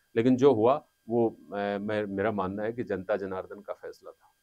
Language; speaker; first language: Hindi; native; Hindi